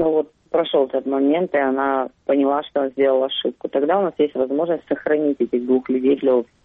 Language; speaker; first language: Russian; native; Russian